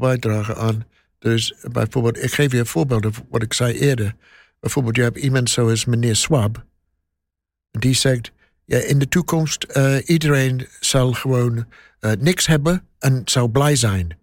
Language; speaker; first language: Dutch; non-native, learner; English